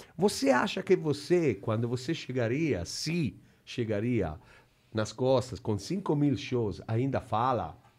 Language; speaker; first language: Portuguese; non-native, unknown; Italian